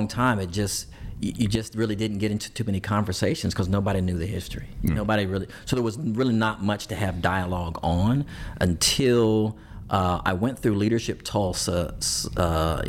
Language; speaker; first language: English; native; English